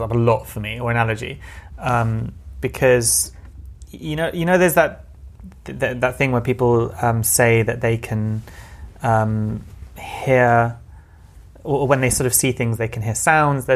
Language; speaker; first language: English; native; English